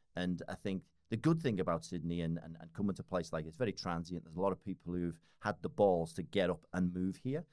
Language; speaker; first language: English; native; English